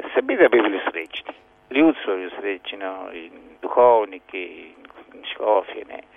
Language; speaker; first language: Slovenian; early bilingual, heritage; Slovenian